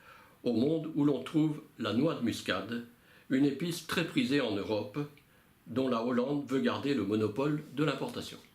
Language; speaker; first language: French; native; French